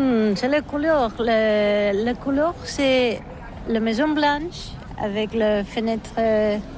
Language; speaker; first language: French; non-native, learner; Catalan